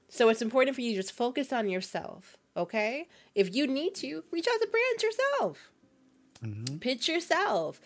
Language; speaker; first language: English; native; English